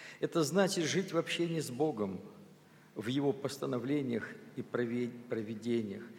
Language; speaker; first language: Russian; native; Russian